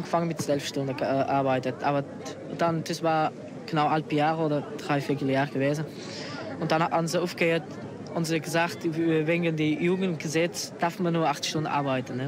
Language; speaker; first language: German; non-native, learner; Portuguese